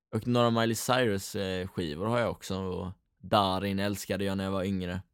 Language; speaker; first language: Swedish; native; Swedish